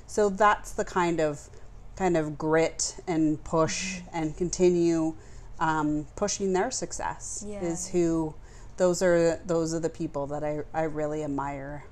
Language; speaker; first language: English; native; English